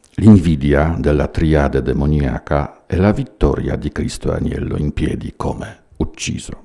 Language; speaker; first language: Italian; non-native, fluent; Polish